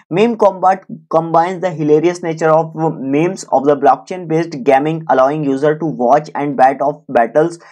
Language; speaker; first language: Hindi; native; Hindi